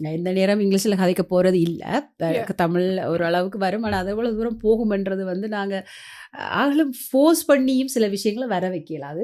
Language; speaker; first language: Tamil; early bilingual, heritage; Tamil